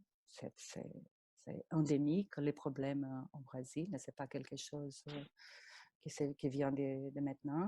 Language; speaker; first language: French; non-native, fluent; Portuguese